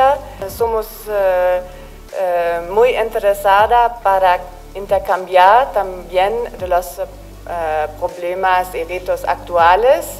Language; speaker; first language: Spanish; non-native, learner; German